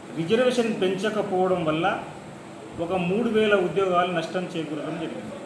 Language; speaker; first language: Telugu; non-native, local second language; Lambadi